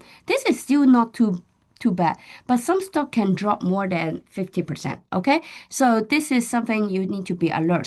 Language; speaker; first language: English; non-native, fluent; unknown